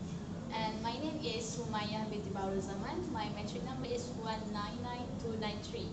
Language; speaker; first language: English; non-native, local second language; Malay